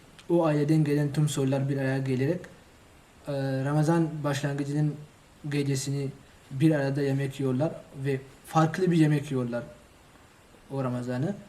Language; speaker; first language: Turkish; non-native, fluent; Oromo